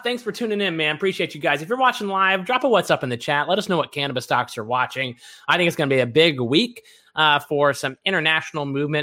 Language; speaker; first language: English; native; English